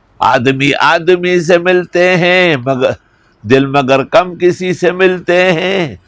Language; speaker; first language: Urdu; non-native, local second language; Pashto